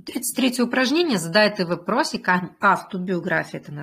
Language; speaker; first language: Bulgarian; non-native, fluent; Russian